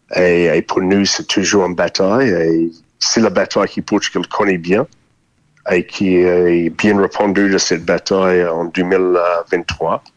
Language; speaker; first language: French; non-native, fluent; English